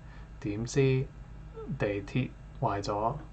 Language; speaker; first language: Cantonese; non-native, learner; English